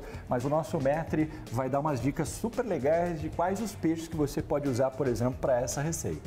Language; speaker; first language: Portuguese; native; Portuguese